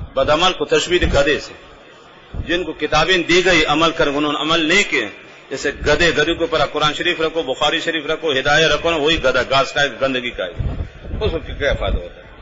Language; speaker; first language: Urdu; non-native, local second language; Pashto